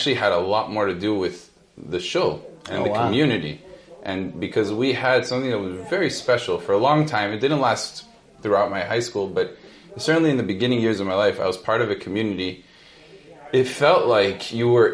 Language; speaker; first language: English; native; English